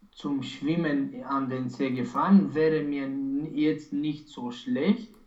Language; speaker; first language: German; non-native, learner; Romanian